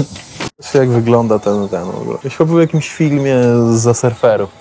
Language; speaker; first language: Polish; native; Polish